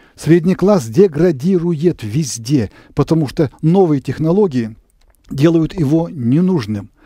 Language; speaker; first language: Russian; native; Russian